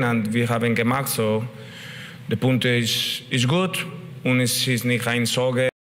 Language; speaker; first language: German; non-native, learner; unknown